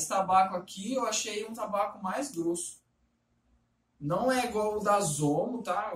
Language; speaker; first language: Portuguese; native; Portuguese